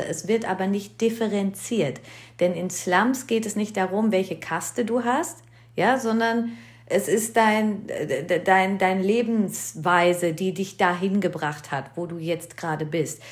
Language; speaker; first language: German; early bilingual, other home language; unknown